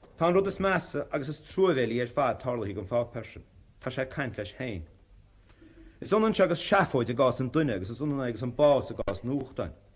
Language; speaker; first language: Irish; native; Irish